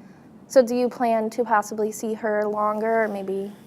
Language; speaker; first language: English; native; English